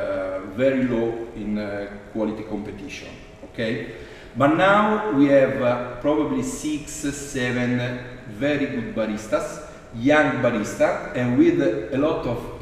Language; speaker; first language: English; non-native, fluent; Italian